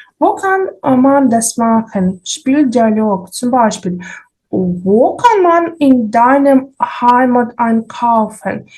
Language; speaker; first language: German; non-native, fluent; Ukrainian